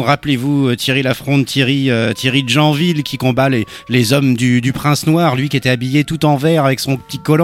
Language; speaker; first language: French; native; French